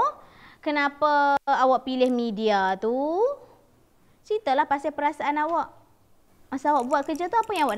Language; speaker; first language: Malay; native; Malay